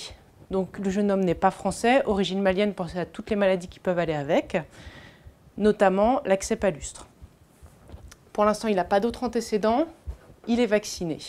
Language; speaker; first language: French; native; French